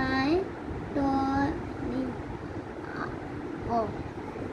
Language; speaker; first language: English; non-native, learner; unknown